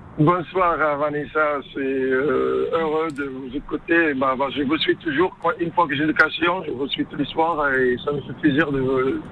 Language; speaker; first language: French; non-native, local second language; Arabic